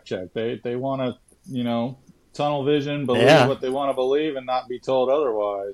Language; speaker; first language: English; native; English